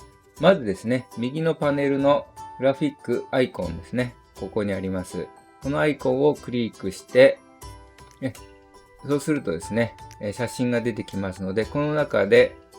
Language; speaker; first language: Japanese; native; Japanese